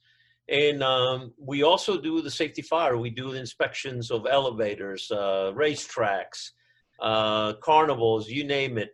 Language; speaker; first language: English; non-native, fluent; Spanish